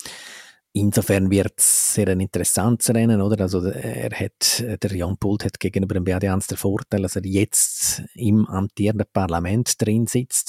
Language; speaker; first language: German; native; German